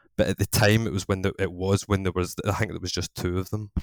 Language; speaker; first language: English; native; English